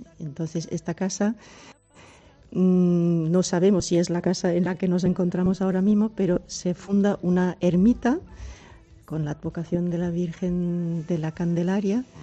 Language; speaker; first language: Spanish; early bilingual, heritage; German